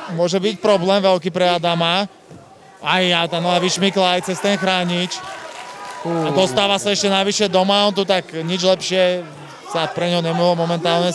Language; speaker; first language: Slovak; native; Slovak